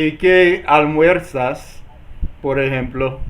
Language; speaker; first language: Spanish; non-native, learner; English